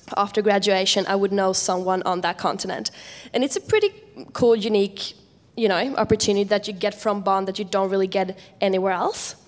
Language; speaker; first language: English; non-native, fluent; Swedish